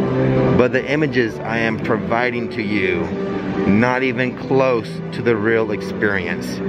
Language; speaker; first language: English; native; English